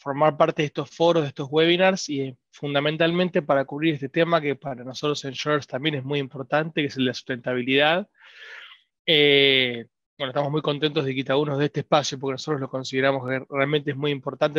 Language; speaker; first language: Spanish; native; Spanish